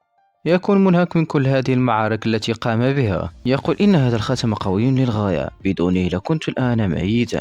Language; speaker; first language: Arabic; native; Arabic